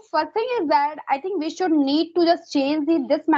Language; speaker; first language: English; non-native, fluent; Hindi